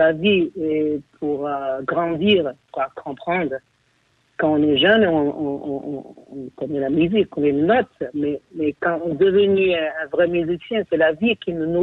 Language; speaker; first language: French; non-native, fluent; Chinese